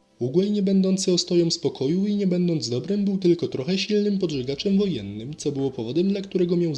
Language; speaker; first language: Polish; native; Polish